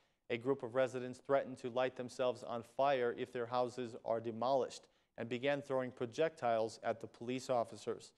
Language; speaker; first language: English; non-native, fluent; Albanian